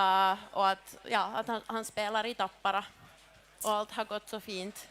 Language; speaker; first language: Swedish; non-native, local second language; Finnish